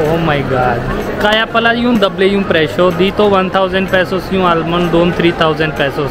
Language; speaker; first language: Filipino; non-native, learner; Hindi